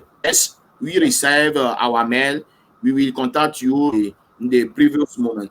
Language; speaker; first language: English; non-native, learner; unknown